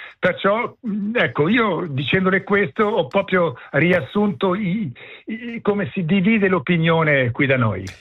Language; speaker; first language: Italian; early bilingual, heritage; French